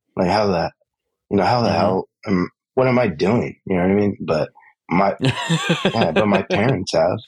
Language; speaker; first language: English; native; English